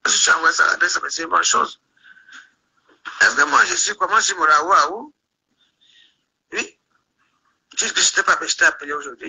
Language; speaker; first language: French; native; French